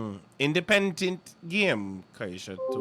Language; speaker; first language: Japanese; non-native, learner; English